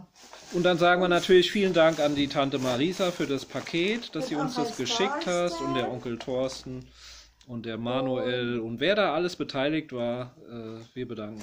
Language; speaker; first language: German; native; German